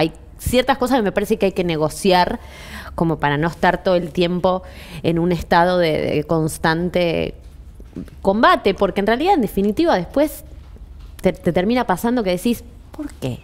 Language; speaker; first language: Spanish; native; Spanish